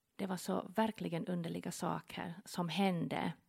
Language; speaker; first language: Swedish; non-native, fluent; English